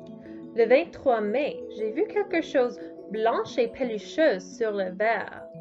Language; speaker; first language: French; non-native, learner; English